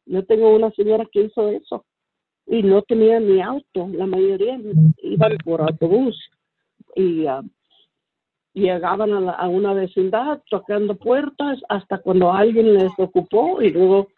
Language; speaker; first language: Spanish; early bilingual, heritage; Spanish